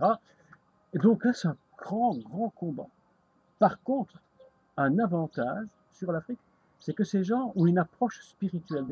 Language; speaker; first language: French; native; French